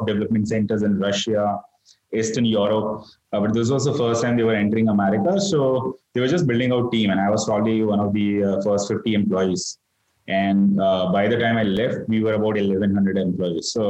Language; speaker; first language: English; non-native, local second language; Gujarati